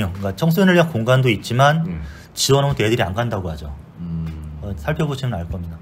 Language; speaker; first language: Korean; native; Korean